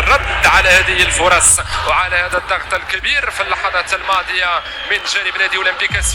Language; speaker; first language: Arabic; native; Arabic